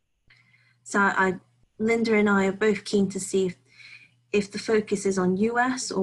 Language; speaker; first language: English; native; English